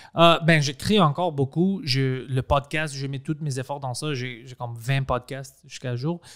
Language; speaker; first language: French; non-native, fluent; Greek